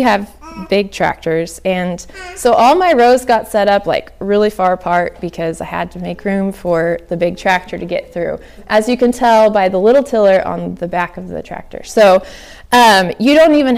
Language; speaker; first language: English; native; English